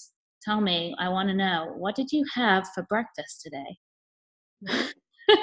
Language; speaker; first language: English; native; English